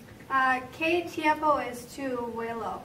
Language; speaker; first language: Spanish; non-native, learner; English